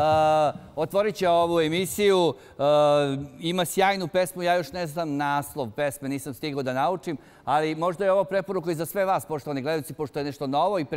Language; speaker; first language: Serbian; native; Serbian